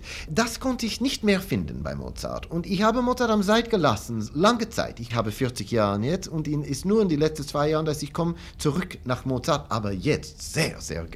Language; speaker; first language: German; non-native, fluent; English